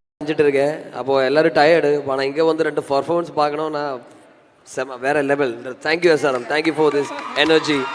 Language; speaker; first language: Tamil; non-native, learner; Malayalam